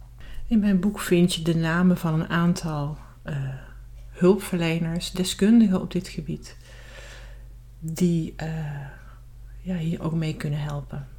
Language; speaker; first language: Dutch; native; Dutch